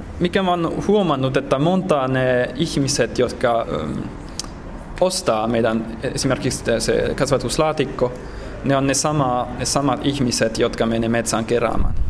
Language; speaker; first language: Finnish; non-native, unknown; French